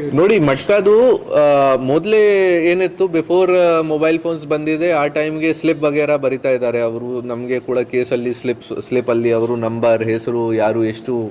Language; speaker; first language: Kannada; non-native, fluent; Hindi